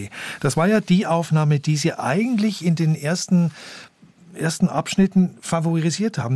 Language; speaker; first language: German; native; German